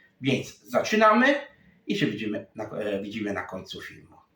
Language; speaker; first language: Polish; non-native, fluent; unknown